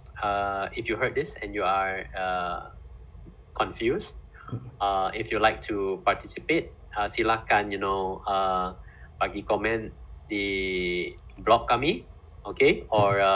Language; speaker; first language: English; non-native, fluent; Indonesian